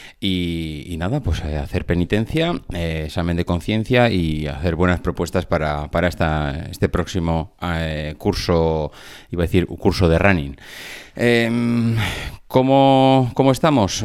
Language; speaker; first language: Spanish; native; Spanish